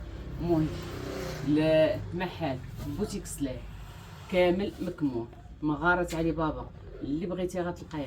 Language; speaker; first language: Arabic; native; Arabic